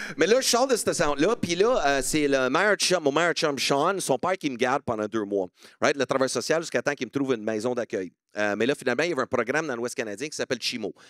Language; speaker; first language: French; non-native, local second language; English